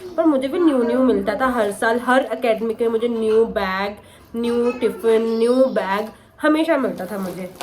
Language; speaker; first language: Hindi; non-native, local second language; Bangla